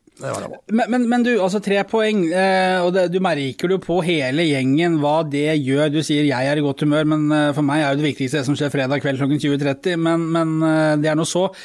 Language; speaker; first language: Norwegian; native; Norwegian